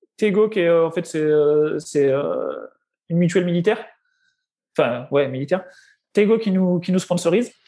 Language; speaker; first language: French; native; French